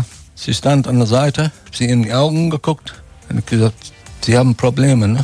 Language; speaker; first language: German; non-native, fluent; English